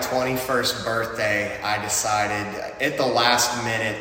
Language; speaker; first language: English; native; English